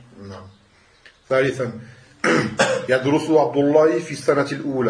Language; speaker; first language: Arabic; non-native, fluent; French